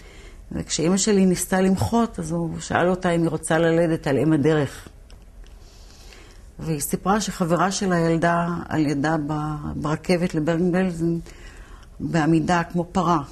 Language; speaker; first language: Hebrew; early bilingual, other home language; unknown